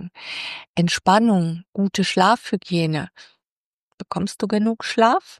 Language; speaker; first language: German; native; German